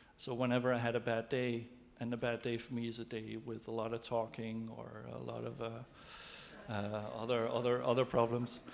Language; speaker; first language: English; non-native, fluent; Dutch